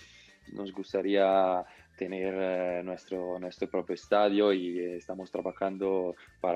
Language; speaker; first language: Spanish; non-native, fluent; Italian